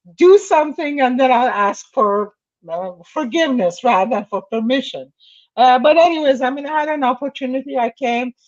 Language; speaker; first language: English; non-native, fluent; Persian